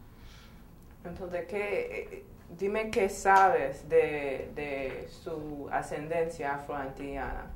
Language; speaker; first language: Spanish; non-native, fluent; English